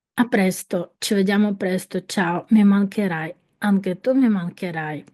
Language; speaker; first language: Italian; non-native, fluent; Ukrainian